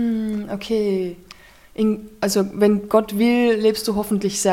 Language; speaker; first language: German; native; German